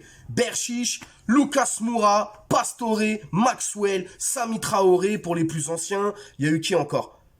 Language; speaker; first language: French; native; French